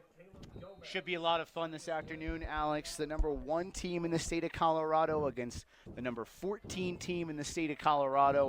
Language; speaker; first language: English; native; English